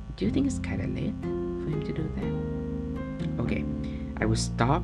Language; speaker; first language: English; non-native, fluent; Vietnamese